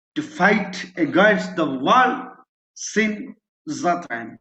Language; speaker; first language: English; non-native, local second language; Malayalam